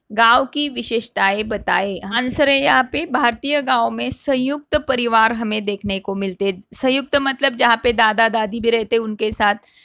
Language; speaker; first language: Hindi; non-native, local second language; Marathi